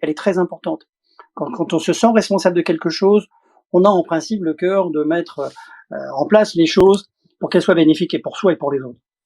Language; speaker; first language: French; native; French